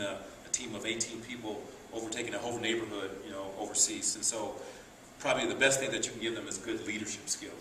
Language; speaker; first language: English; native; English